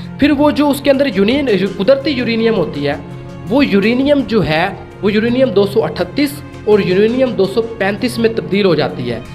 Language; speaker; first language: Urdu; non-native, local second language; Sindhi